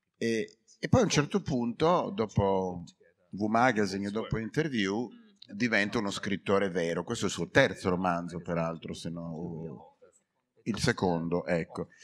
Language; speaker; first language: Italian; native; Italian